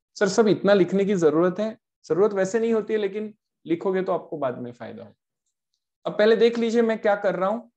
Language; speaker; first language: Hindi; non-native, local second language; Marathi